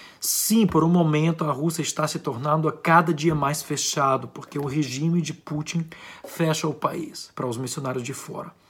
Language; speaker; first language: Portuguese; non-native, fluent; Ukrainian